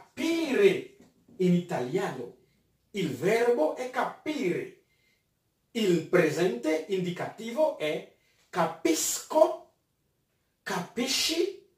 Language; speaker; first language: Italian; non-native, fluent; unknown